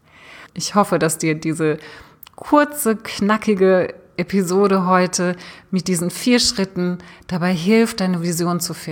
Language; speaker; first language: German; native; German